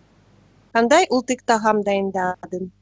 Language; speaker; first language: Kazakh; non-native, learner; Russian